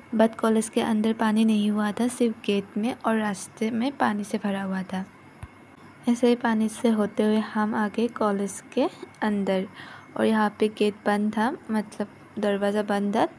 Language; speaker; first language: Hindi; non-native, local second language; Assamese